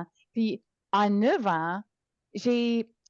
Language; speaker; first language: French; non-native, local second language; English